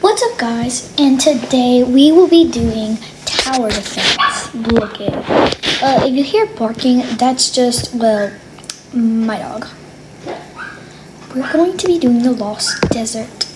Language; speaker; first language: English; native; English